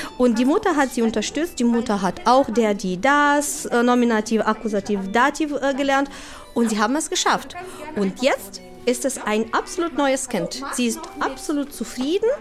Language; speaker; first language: German; non-native, fluent; Ukrainian